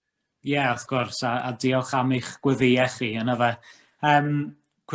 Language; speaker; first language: Welsh; native; Welsh